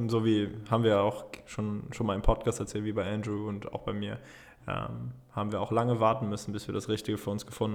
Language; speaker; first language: German; native; German